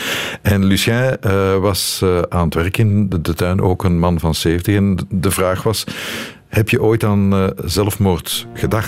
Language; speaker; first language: Dutch; native; Dutch